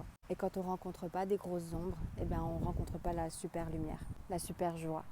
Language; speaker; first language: French; native; French